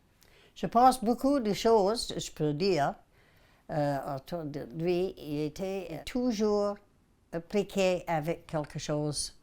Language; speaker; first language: French; non-native, local second language; English